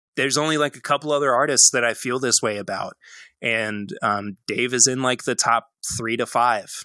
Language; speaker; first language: English; native; English